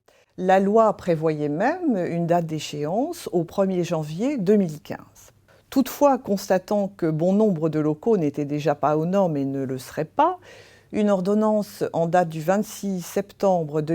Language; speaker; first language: French; native; French